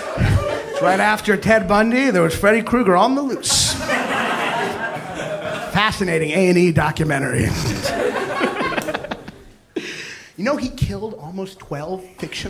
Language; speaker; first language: English; native; English